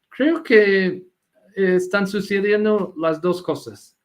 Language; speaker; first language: Spanish; non-native, fluent; English